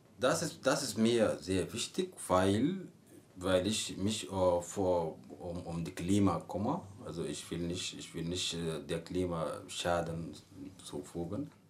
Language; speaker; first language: German; non-native, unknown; Arabic